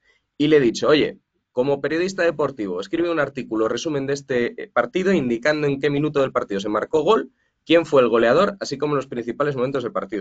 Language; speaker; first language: Spanish; native; Spanish